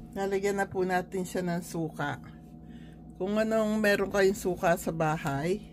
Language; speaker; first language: Filipino; native; Filipino